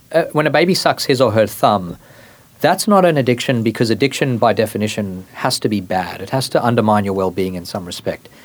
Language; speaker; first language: English; native; English